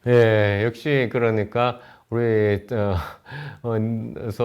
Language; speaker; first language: Korean; native; Korean